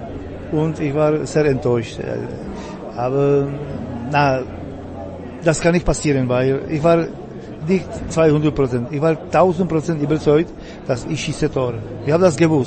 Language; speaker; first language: German; non-native, fluent; Czech